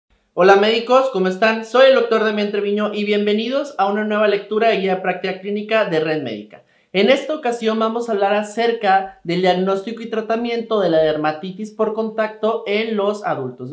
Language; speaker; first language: Spanish; native; Spanish